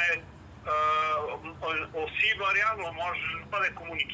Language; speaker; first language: French; non-native, learner; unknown